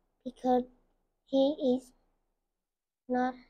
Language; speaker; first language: English; non-native, learner; Vietnamese